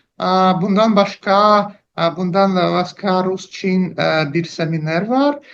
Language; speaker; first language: Turkish; non-native, learner; Russian